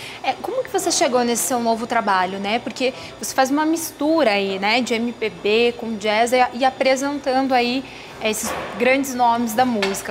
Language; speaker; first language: Portuguese; native; Portuguese